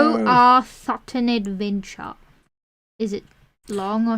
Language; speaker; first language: English; native; English